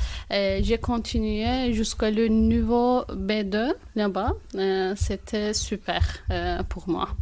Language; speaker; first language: French; non-native, learner; Turkish